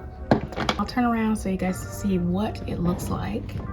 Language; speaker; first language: English; native; English